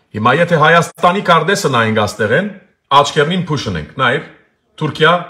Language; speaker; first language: Armenian; early bilingual, heritage; Armenian